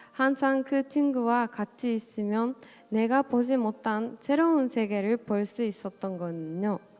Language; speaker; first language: Korean; non-native, fluent; Japanese